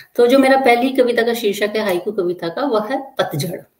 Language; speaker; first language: Hindi; native; Hindi